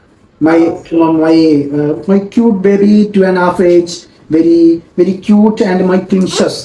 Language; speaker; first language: English; non-native, local second language; Malayalam